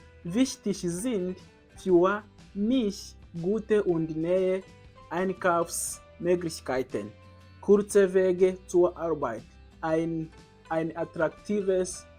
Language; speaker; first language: German; non-native, learner; Kinyarwanda